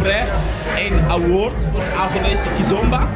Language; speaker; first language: Dutch; non-native, fluent; Portuguese